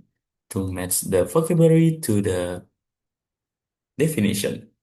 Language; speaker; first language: English; non-native, fluent; Indonesian